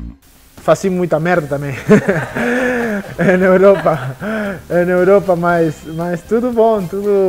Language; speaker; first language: Portuguese; non-native, learner; Spanish